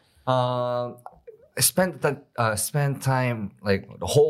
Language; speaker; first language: English; non-native, learner; Korean